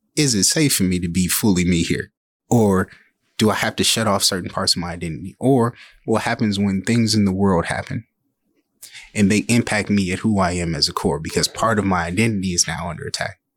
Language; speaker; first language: English; native; English